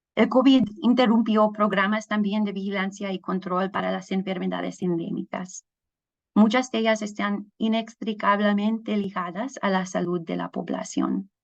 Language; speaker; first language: Spanish; non-native, fluent; English